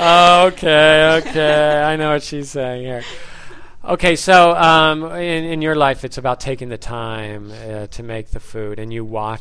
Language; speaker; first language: English; native; English